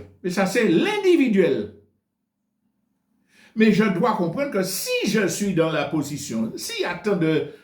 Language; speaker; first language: French; native; French